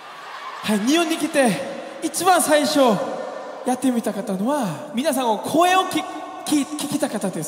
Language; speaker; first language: Japanese; non-native, fluent; Korean